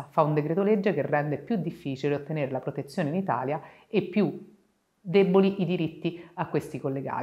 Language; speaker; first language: Italian; native; Italian